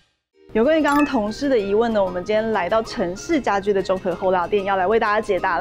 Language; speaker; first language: Chinese; native; Chinese